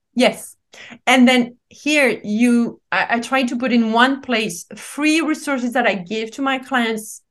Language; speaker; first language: English; non-native, fluent; French